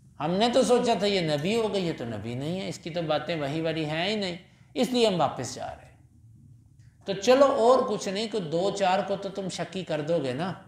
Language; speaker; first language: Urdu; non-native, local second language; Punjabi